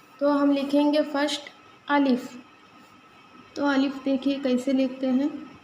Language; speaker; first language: Hindi; native; Hindi